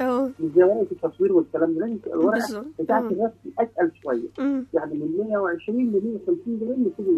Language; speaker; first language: Arabic; native; Arabic